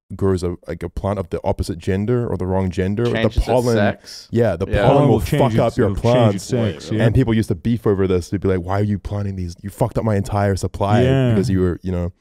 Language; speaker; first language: English; native; English